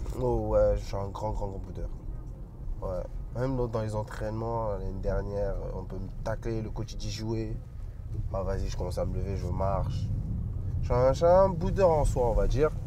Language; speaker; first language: French; native; French